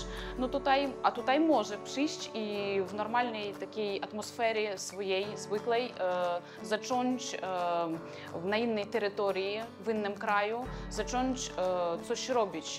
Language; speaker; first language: Polish; non-native, learner; Ukrainian